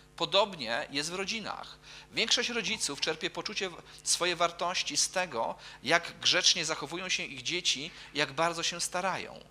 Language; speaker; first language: Polish; native; Polish